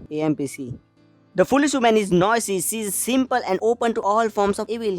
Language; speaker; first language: English; non-native, local second language; Marathi